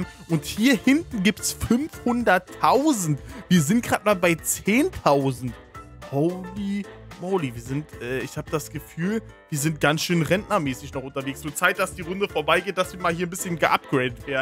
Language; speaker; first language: German; native; German